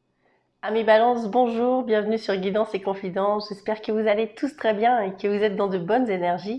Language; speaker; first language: French; native; French